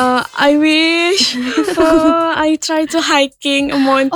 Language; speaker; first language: English; non-native, learner; Indonesian